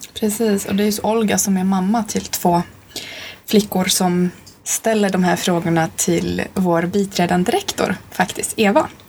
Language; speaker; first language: Swedish; native; Swedish